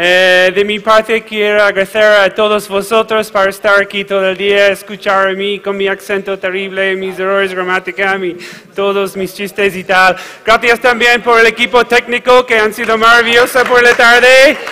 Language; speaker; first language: Spanish; non-native, fluent; English